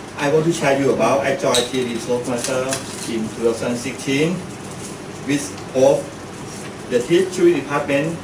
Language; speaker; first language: English; non-native, learner; Thai